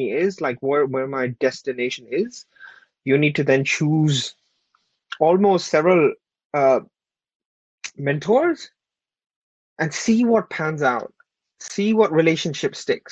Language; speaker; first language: English; non-native, local second language; Urdu